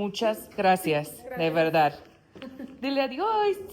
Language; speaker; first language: Spanish; early bilingual, heritage; English